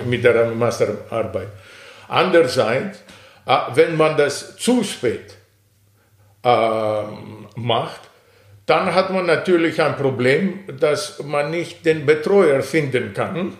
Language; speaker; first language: German; non-native, fluent; Greek